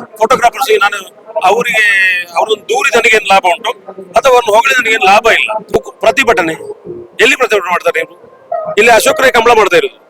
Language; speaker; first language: Kannada; non-native, local second language; Tulu